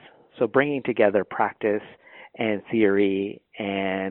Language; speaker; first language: English; native; English